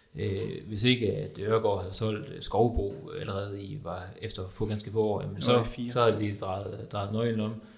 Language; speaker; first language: Danish; native; Danish